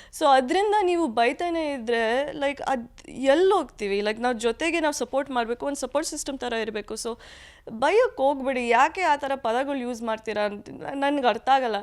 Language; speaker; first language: Kannada; early bilingual, heritage; Kannada